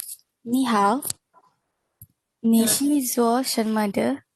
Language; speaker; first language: Chinese; non-native, learner; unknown